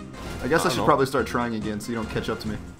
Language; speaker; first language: English; native; English